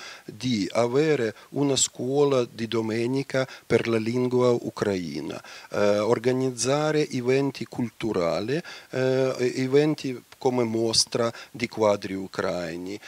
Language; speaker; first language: Italian; non-native, fluent; Ukrainian